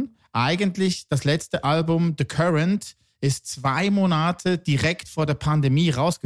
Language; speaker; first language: German; native; German